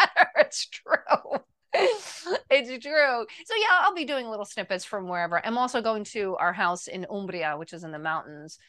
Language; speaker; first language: English; early bilingual, other home language; Italian